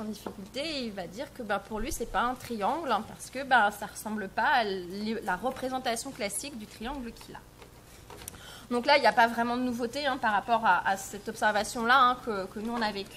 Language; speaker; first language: French; native; French